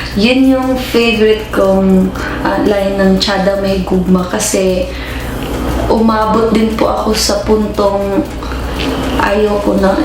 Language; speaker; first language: Filipino; non-native, local second language; Cebuano